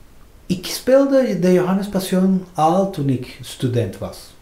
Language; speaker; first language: Dutch; non-native, fluent; Spanish